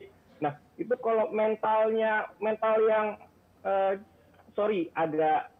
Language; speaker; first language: Indonesian; native; Indonesian